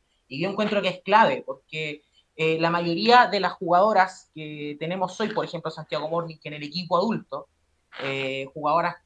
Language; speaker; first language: Spanish; native; Spanish